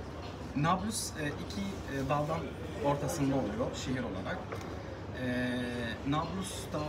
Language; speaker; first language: Turkish; non-native, learner; Arabic